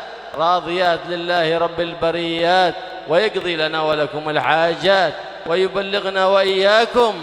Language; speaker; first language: Arabic; native; Arabic